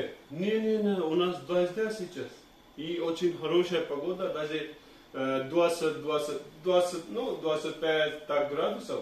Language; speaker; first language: Russian; non-native, learner; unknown